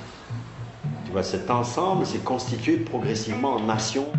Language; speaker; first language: French; non-native, local second language; Arabic